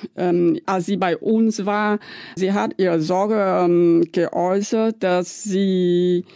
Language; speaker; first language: German; non-native, fluent; Vietnamese